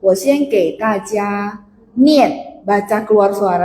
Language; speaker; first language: Chinese; non-native, fluent; Indonesian